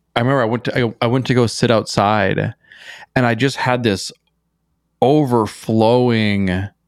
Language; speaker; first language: English; native; English